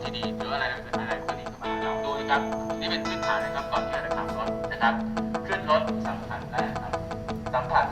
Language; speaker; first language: Thai; native; Thai